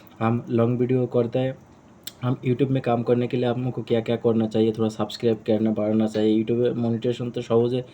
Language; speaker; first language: Hindi; non-native, learner; Bangla